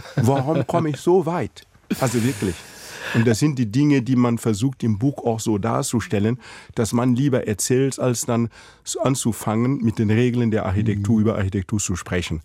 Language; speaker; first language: German; non-native, fluent; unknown